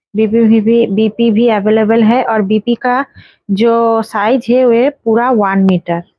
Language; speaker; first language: Hindi; non-native, local second language; Bangla